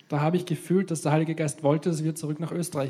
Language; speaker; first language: German; native; German